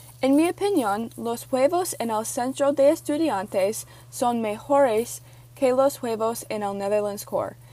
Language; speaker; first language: Spanish; non-native, learner; English